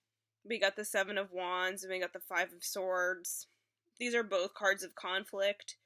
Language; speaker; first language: English; native; English